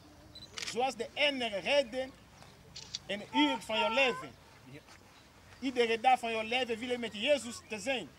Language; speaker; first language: Dutch; non-native, learner; Portuguese